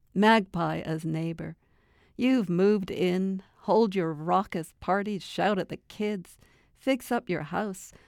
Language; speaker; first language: English; native; English